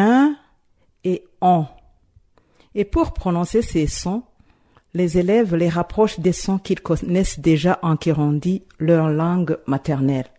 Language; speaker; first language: French; non-native, local second language; Rundi